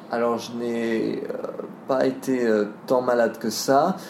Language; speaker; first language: French; native; French